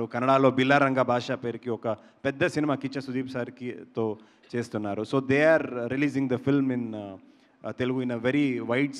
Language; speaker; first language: Telugu; non-native, local second language; Kannada